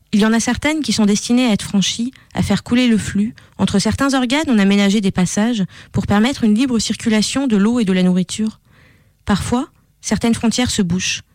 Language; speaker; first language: French; non-native, fluent; Russian